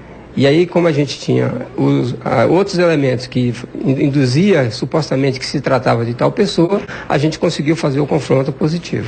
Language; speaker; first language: Portuguese; native; Portuguese